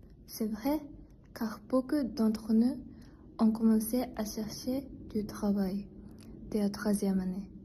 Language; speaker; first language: French; non-native, learner; Japanese